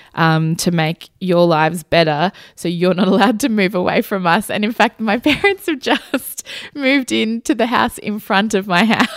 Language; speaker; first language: English; early bilingual, other home language; Hindi